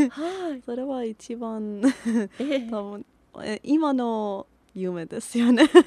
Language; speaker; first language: Japanese; non-native, learner; Persian